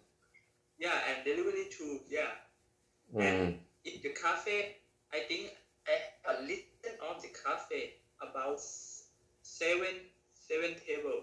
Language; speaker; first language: English; non-native, learner; Thai